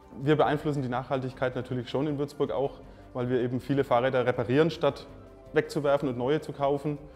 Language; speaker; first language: German; native; German